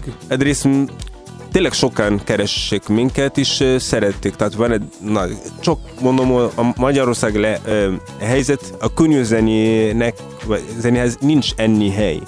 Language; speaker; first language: Hungarian; non-native, fluent; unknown